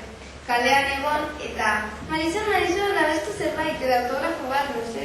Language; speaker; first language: Basque; non-native, local second language; Spanish